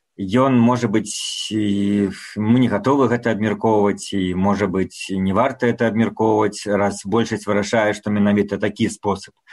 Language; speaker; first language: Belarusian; non-native, local second language; Russian